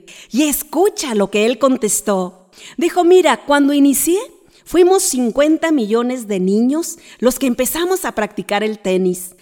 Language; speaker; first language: Spanish; native; Spanish